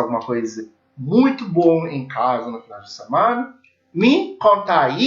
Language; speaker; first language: Portuguese; non-native, learner; English